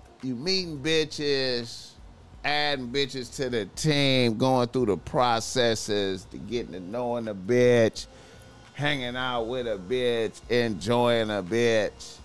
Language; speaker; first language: English; native; English